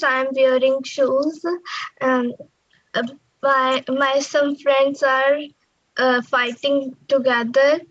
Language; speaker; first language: English; non-native, learner; Hindi